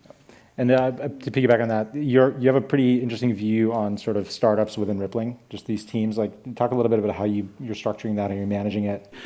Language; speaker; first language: English; native; English